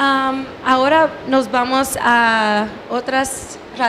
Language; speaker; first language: Spanish; early bilingual, heritage; English